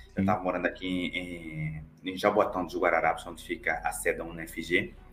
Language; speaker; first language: Portuguese; non-native, local second language; Kabuverdianu